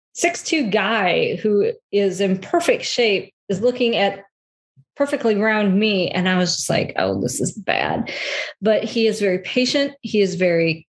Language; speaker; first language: English; native; English